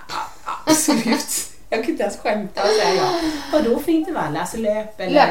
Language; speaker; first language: Swedish; native; Swedish